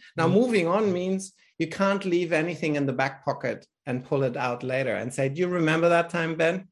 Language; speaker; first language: English; non-native, fluent; German